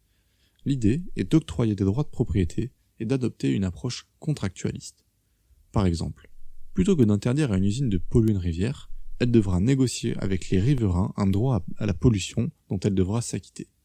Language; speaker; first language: French; native; French